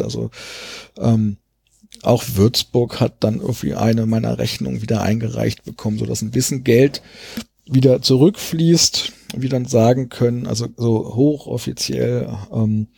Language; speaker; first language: German; native; German